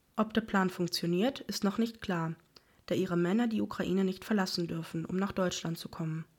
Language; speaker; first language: German; native; German